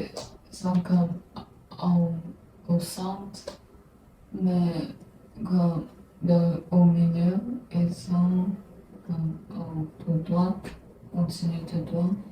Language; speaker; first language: French; non-native, learner; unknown